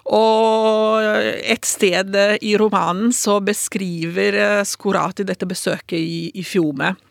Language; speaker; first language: Norwegian; non-native, fluent; Italian